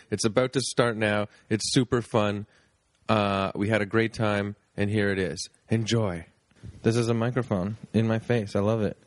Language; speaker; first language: English; native; English